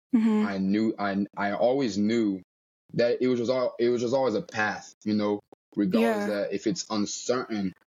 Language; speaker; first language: English; early bilingual, other home language; Portuguese